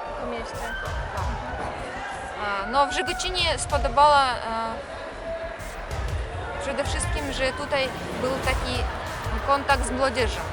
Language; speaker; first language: Polish; non-native, fluent; Russian